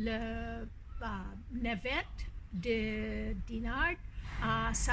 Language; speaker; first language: French; non-native, fluent; English